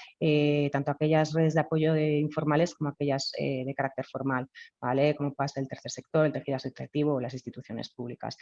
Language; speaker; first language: Spanish; native; Spanish